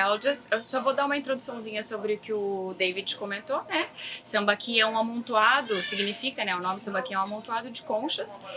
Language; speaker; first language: Portuguese; native; Portuguese